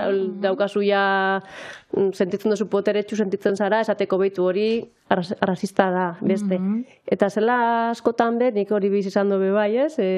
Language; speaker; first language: Basque; native; Basque